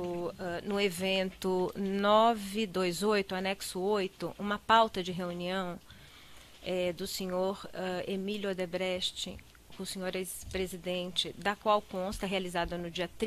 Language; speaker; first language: Portuguese; native; Portuguese